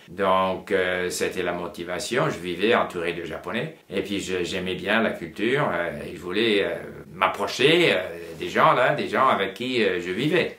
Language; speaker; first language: French; non-native, fluent; English